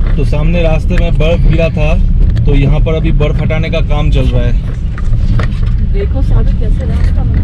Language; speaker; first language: Hindi; non-native, local second language; Bangla